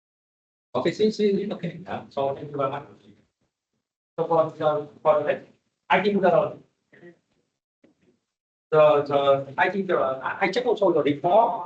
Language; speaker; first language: English; non-native, learner; Vietnamese